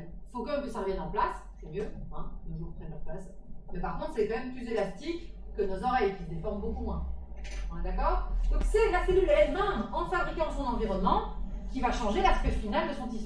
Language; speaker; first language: French; native; French